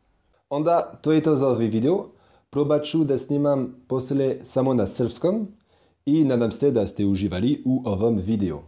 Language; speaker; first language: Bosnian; non-native, learner; French